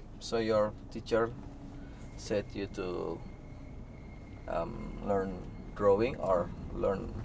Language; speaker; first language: English; non-native, fluent; Indonesian